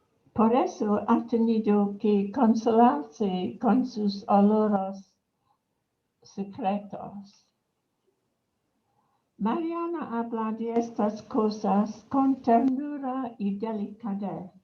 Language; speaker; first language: Spanish; non-native, fluent; English